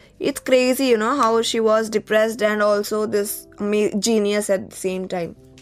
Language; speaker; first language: English; non-native, local second language; Telugu